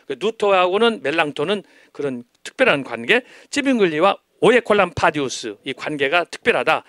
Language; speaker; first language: Korean; native; Korean